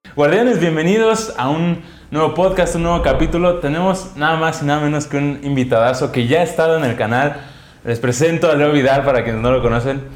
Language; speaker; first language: Spanish; native; Spanish